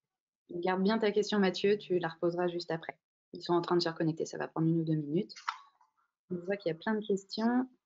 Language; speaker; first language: French; native; French